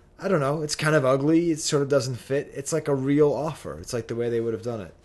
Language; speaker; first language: English; native; English